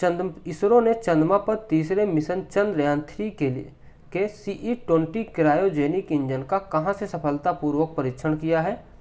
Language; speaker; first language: Hindi; native; Hindi